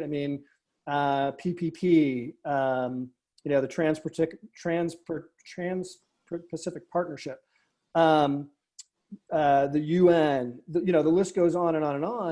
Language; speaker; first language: English; native; English